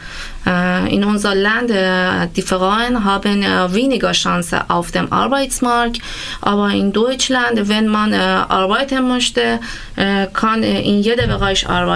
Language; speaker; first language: German; non-native, learner; Persian